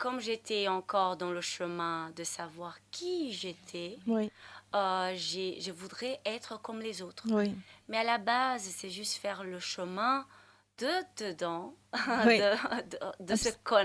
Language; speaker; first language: French; non-native, fluent; Portuguese